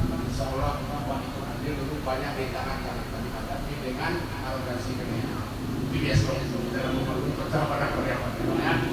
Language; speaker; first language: Indonesian; non-native, local second language; Minangkabau